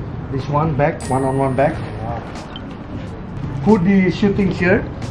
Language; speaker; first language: English; non-native, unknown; Indonesian